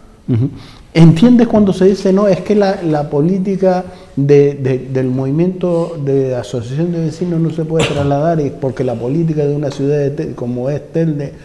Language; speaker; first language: Spanish; native; Spanish